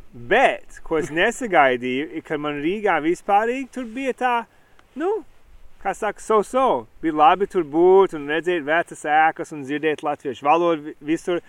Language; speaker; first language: Latvian; early bilingual, heritage; Latvian